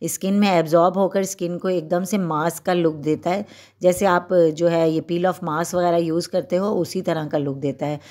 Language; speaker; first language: Hindi; native; Hindi